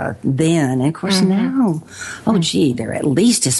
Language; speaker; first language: English; native; English